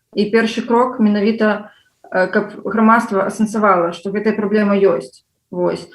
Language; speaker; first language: Belarusian; non-native, local second language; Russian